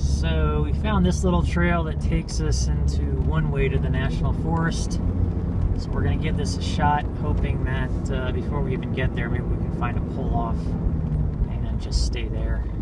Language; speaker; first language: English; native; English